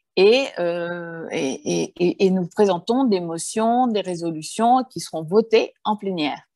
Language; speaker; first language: French; early bilingual, heritage; Spanish